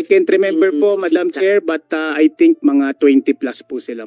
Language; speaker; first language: Filipino; native; Filipino